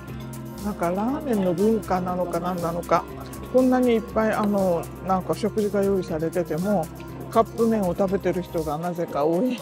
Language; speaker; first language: Japanese; native; Japanese